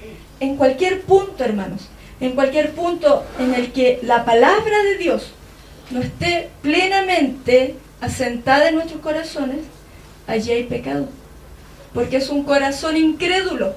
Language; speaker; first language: Spanish; native; Spanish